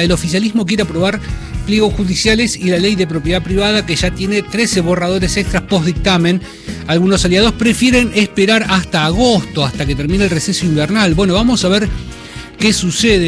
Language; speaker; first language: Spanish; native; Spanish